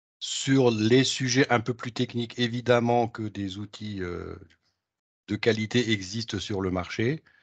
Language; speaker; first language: French; native; French